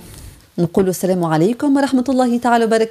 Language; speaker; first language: Arabic; native; Arabic